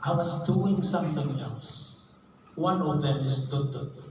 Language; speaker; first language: English; non-native, local second language; Filipino